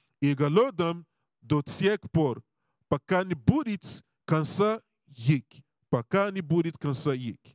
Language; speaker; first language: Russian; non-native, learner; English